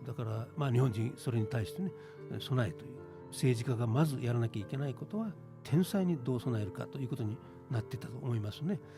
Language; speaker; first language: Japanese; native; Japanese